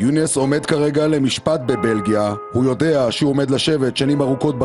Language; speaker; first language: Hebrew; native; Hebrew